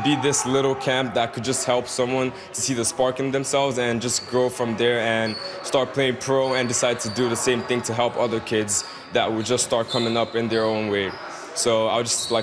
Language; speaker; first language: English; non-native, local second language; Yoruba